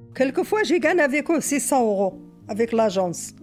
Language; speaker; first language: French; non-native, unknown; Arabic